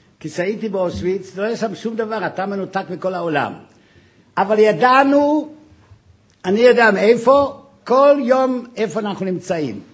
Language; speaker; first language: Hebrew; non-native, fluent; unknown